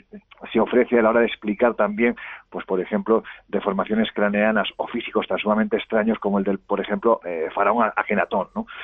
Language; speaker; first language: Spanish; native; Spanish